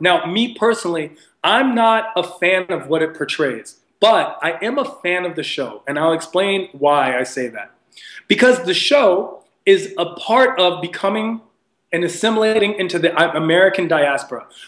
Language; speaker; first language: English; early bilingual, other home language; Persian